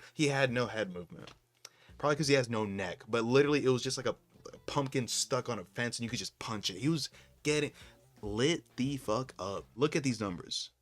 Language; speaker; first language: English; native; English